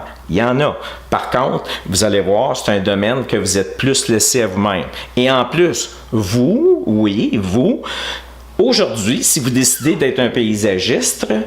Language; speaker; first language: French; native; French